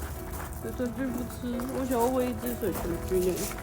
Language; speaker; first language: Chinese; native; Chinese